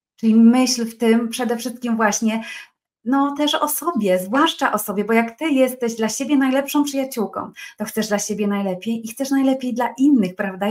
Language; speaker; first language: Polish; native; Polish